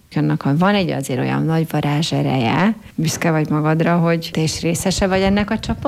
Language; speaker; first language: Hungarian; native; Hungarian